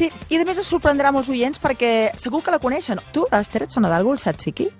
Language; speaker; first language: Catalan; native; Catalan